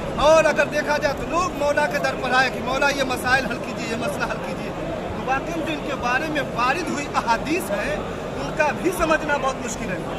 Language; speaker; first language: Urdu; native; Urdu